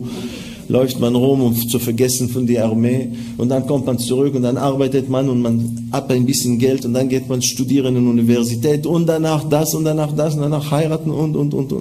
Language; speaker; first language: German; non-native, fluent; Hebrew